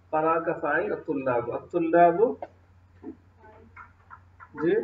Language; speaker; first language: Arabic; non-native, fluent; Urdu